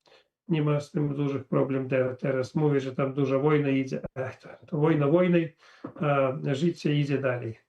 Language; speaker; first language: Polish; non-native, fluent; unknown